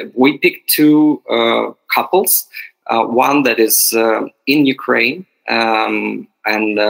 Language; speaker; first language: English; non-native, fluent; Ukrainian